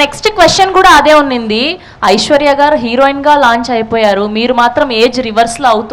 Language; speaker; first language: Telugu; native; Telugu